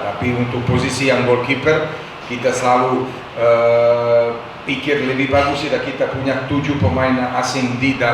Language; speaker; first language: Indonesian; non-native, fluent; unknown